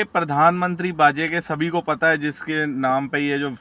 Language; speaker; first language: Hindi; non-native, local second language; Punjabi